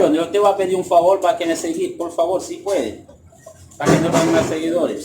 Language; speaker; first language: Spanish; non-native, learner; Haitian Creole